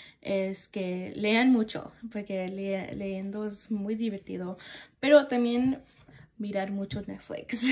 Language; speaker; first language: Spanish; early bilingual, heritage; Spanish